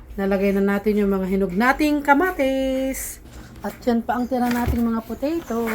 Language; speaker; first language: Filipino; native; Filipino